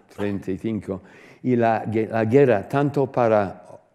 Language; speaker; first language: Spanish; non-native, fluent; English